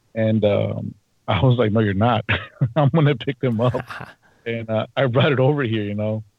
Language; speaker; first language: English; native; English